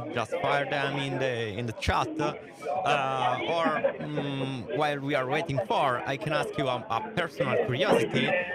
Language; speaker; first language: English; non-native, fluent; Italian